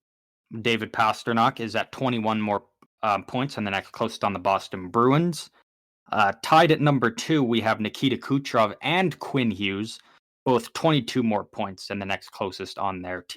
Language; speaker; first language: English; native; English